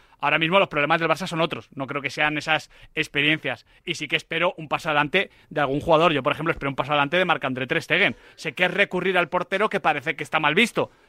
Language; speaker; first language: Spanish; native; Spanish